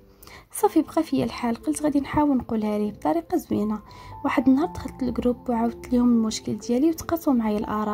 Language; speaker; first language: Arabic; native; Arabic